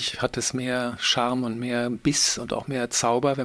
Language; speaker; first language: German; native; German